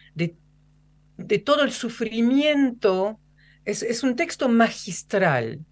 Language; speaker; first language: Spanish; non-native, fluent; French